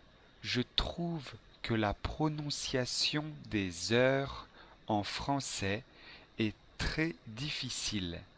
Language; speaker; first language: French; non-native, learner; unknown